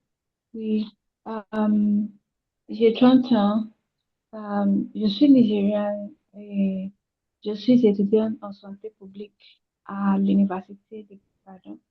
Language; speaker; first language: French; non-native, learner; Yoruba